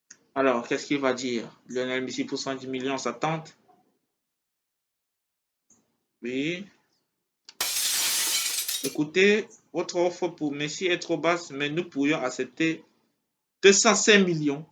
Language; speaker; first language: French; native; French